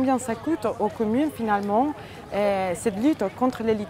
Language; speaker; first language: French; native; French